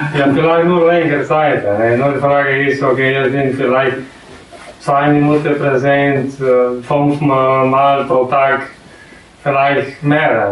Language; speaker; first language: German; non-native, learner; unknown